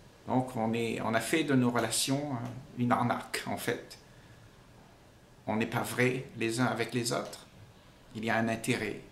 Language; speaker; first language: French; native; French